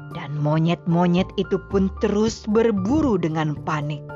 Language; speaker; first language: Indonesian; native; Indonesian